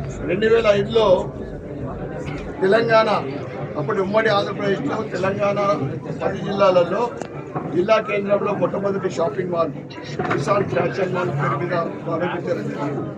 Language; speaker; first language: Telugu; native; Telugu